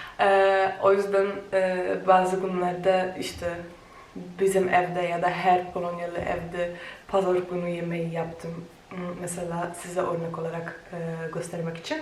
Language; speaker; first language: Turkish; non-native, fluent; Polish